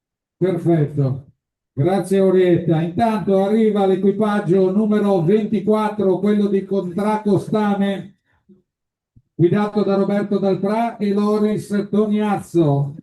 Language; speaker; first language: Italian; native; Italian